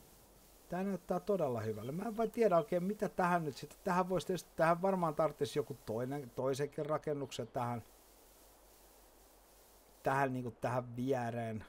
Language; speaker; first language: Finnish; native; Finnish